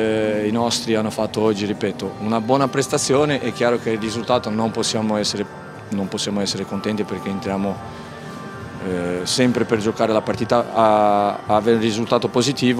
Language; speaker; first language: Italian; non-native, fluent; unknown